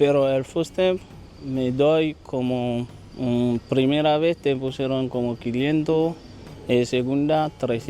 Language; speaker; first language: Spanish; non-native, learner; Haitian Creole